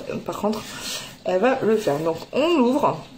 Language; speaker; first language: French; native; French